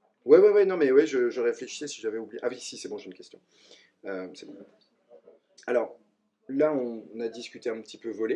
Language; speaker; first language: French; native; French